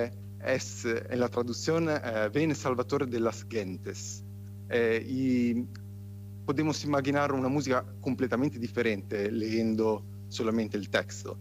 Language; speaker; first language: Spanish; non-native, fluent; Italian